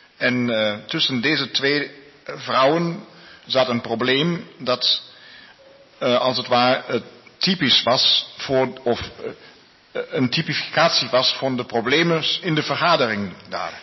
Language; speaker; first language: Dutch; non-native, learner; Spanish